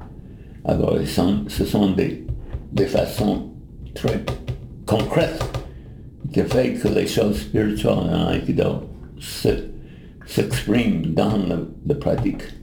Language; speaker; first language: French; non-native, learner; English